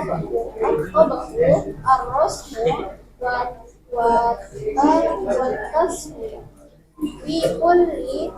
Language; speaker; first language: Arabic; non-native, learner; Indonesian